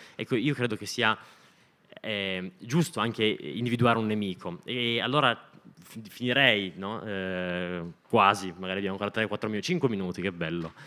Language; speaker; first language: Italian; native; Italian